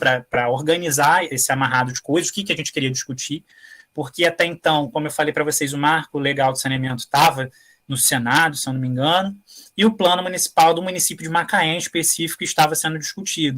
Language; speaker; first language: Portuguese; native; Portuguese